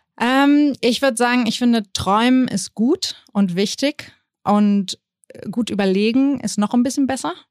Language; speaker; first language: German; early bilingual, other home language; Spanish